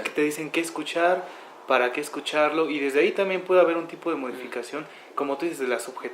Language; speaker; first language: Spanish; native; Spanish